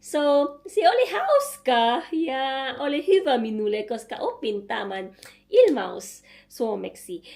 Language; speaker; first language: Finnish; non-native, learner; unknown